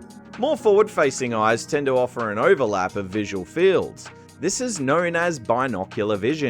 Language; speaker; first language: English; native; English